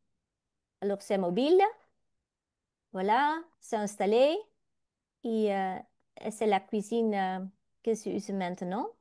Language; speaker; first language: French; non-native, learner; Dutch